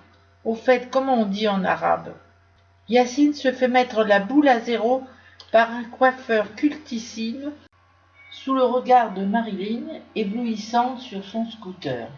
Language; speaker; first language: French; native; French